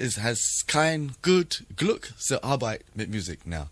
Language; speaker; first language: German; non-native, learner; English